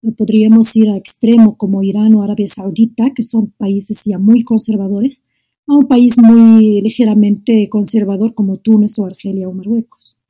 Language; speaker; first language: Spanish; non-native, fluent; Arabic